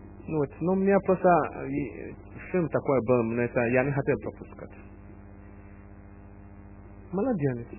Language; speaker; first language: Russian; non-native, fluent; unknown